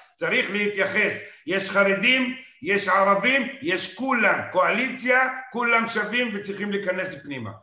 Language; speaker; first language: Hebrew; non-native, local second language; Arabic